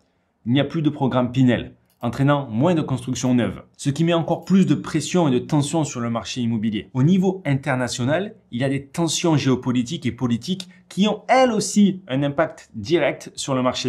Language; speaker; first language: French; native; French